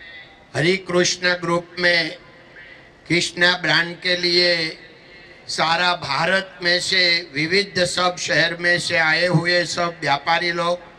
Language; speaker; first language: Hindi; non-native, local second language; Gujarati